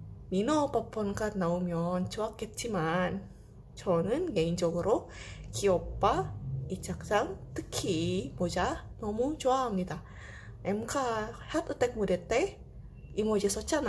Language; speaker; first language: Korean; non-native, fluent; Indonesian